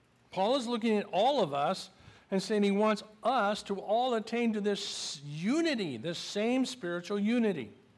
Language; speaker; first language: English; native; English